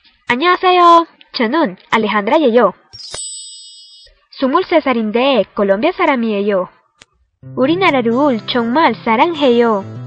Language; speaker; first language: Korean; non-native, learner; Spanish